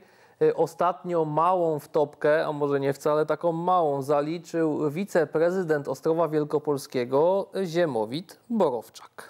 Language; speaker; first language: Polish; native; Polish